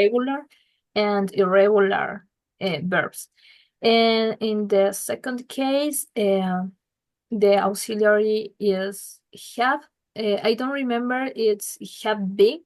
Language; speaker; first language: English; non-native, learner; Spanish